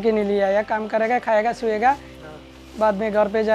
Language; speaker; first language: Hindi; non-native, learner; Bangla